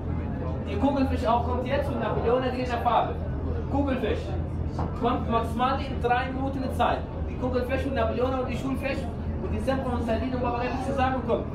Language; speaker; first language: German; non-native, learner; Arabic